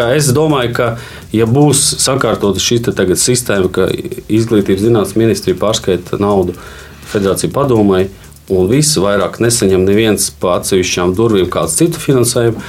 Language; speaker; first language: Latvian; non-native, local second language; Russian